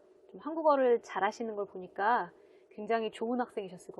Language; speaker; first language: Korean; native; Korean